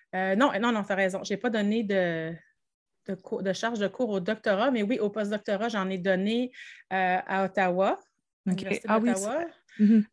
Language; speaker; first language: French; native; French